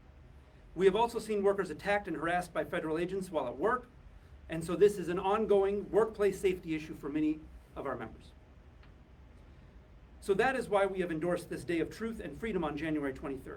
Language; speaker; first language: English; native; English